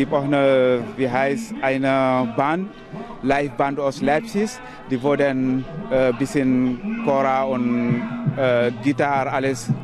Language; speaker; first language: German; non-native, learner; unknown